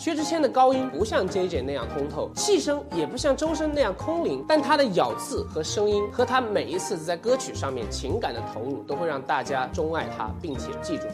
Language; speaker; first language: Chinese; native; Chinese